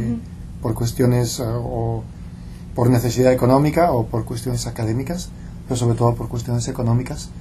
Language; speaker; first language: Spanish; non-native, local second language; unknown